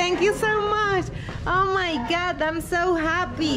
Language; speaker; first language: English; non-native, learner; Spanish